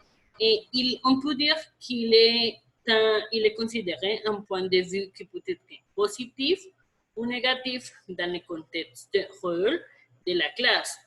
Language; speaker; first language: French; non-native, fluent; Spanish